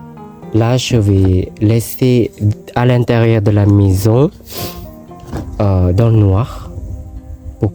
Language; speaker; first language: French; non-native, learner; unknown